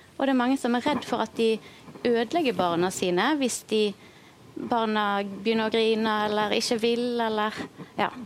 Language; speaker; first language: Norwegian; native; Norwegian